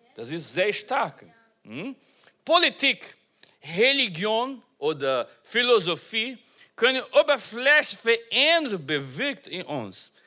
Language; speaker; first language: German; non-native, learner; Portuguese